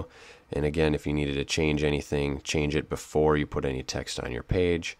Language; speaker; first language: English; native; English